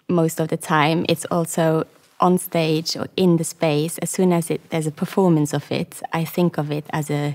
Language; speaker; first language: English; non-native, fluent; Luxembourgish